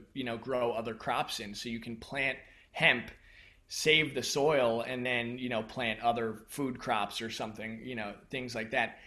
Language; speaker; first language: English; native; English